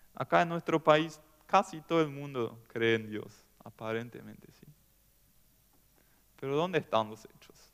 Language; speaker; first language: Spanish; non-native, local second language; German